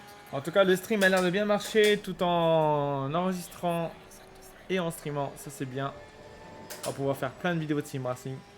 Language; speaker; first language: French; native; French